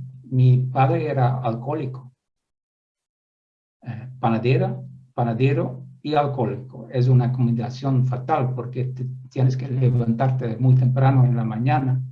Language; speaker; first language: Spanish; non-native, fluent; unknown